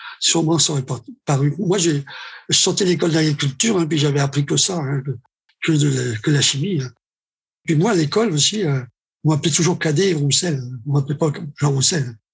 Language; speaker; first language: French; native; French